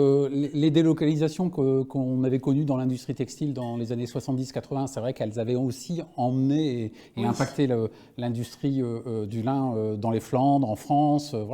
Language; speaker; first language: French; native; French